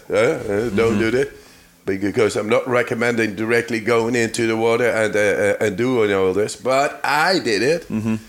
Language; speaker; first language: English; non-native, fluent; Dutch